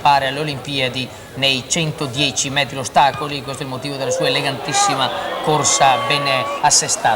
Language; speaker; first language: Italian; native; Italian